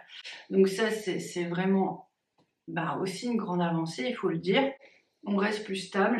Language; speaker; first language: French; native; French